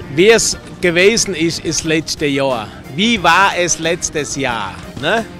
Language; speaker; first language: German; native; German